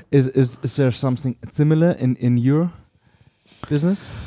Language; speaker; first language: English; non-native, fluent; German